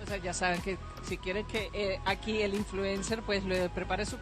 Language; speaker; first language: Spanish; native; Spanish